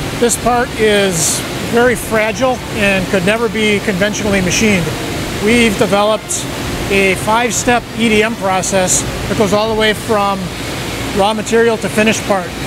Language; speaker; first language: English; native; English